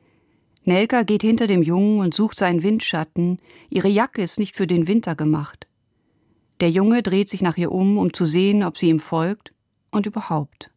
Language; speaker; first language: German; native; German